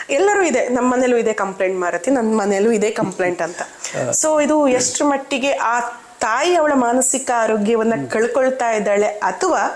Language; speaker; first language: Kannada; native; Kannada